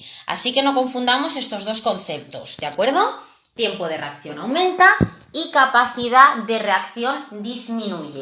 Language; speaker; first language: Spanish; native; Spanish